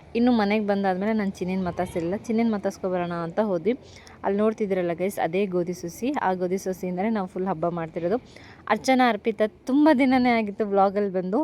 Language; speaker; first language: Kannada; non-native, local second language; Lambadi